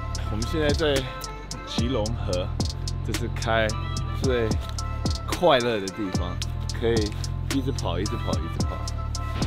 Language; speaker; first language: Chinese; early bilingual, other home language; English